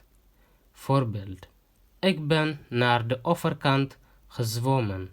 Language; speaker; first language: Dutch; non-native, fluent; Tigrinya